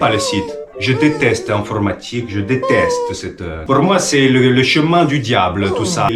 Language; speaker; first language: French; non-native, fluent; Romanian